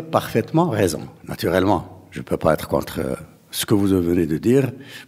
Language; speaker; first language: French; non-native, local second language; Arabic